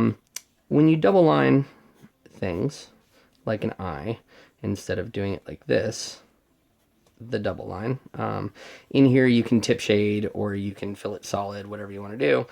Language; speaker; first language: English; native; English